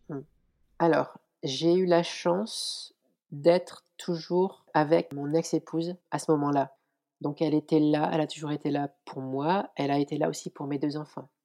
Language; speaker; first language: French; native; French